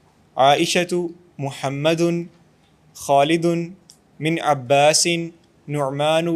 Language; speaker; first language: Arabic; non-native, learner; Urdu